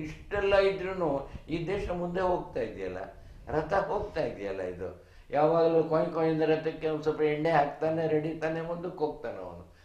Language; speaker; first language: Kannada; native; Kannada